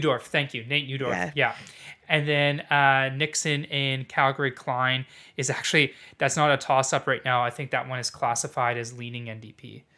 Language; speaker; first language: English; native; English